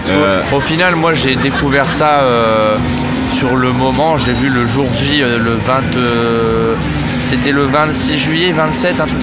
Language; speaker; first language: French; native; French